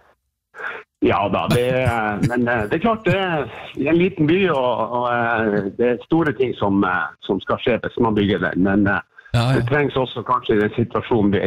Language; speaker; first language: Norwegian; native; Norwegian